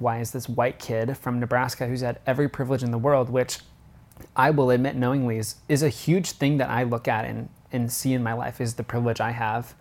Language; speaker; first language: English; native; English